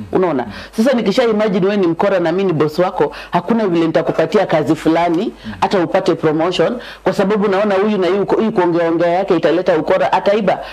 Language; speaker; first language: Swahili; native; Swahili